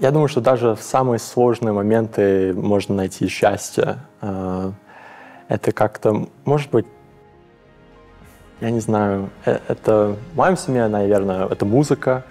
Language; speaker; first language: Russian; early bilingual, heritage; English